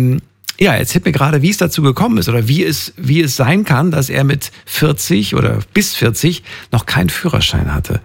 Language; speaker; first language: German; native; German